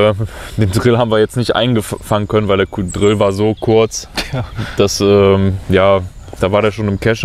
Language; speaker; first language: German; native; German